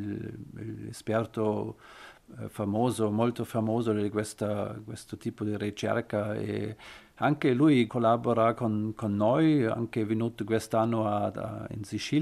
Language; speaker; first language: Italian; non-native, learner; German